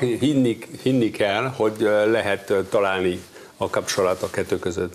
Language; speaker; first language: Hungarian; non-native, learner; French